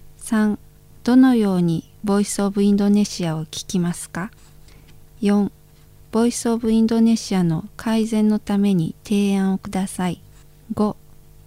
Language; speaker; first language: Japanese; non-native, learner; Indonesian